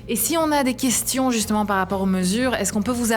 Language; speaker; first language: French; native; French